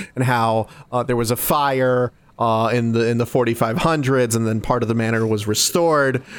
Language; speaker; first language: English; native; English